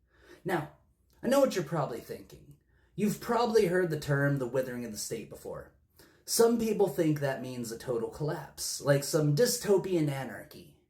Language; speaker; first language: English; native; English